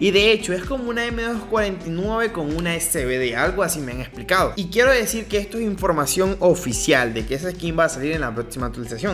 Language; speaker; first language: Spanish; native; Spanish